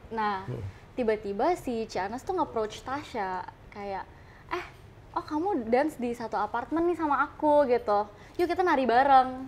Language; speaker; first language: Indonesian; native; Indonesian